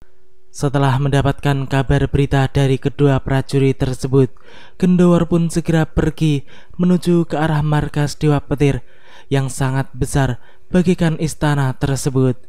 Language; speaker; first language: Indonesian; native; Indonesian